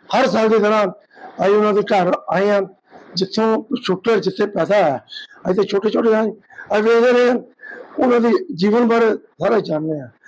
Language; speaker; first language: Punjabi; native; Punjabi